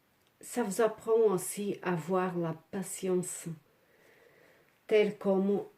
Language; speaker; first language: French; non-native, learner; Portuguese